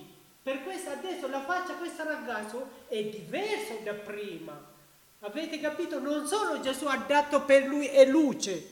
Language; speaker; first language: Italian; non-native, learner; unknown